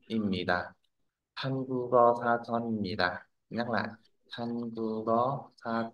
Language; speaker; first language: Korean; non-native, fluent; Vietnamese